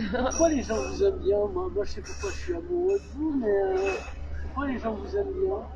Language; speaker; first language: French; native; French